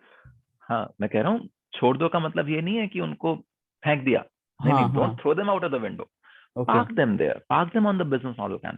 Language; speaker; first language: Hindi; native; Hindi